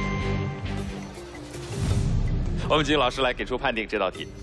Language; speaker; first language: Chinese; native; Chinese